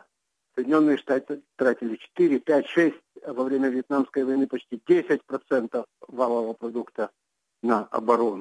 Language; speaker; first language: Russian; native; Russian